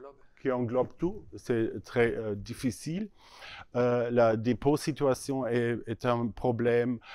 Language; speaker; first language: French; non-native, learner; German